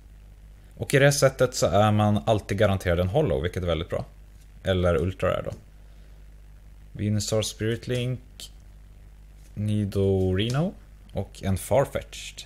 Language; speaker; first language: Swedish; native; Swedish